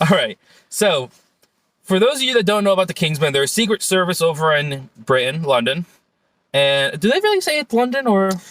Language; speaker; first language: English; native; English